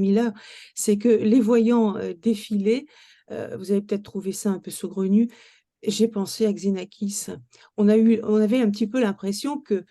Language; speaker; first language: French; native; French